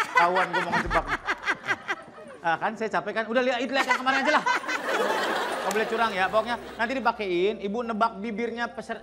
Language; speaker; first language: Indonesian; native; Indonesian